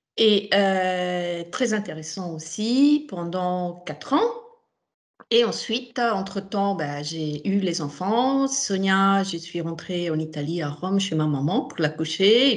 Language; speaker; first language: French; non-native, fluent; Italian